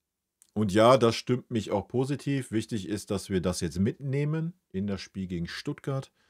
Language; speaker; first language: German; native; German